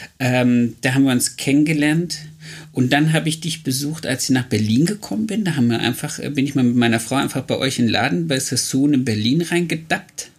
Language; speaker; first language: German; native; German